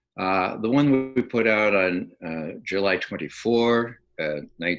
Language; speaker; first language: English; native; English